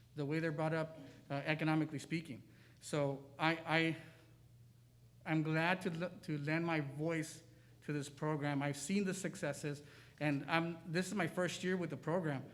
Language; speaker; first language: English; native; English